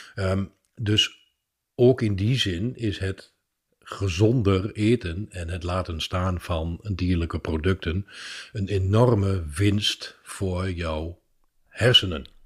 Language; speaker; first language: Dutch; native; Dutch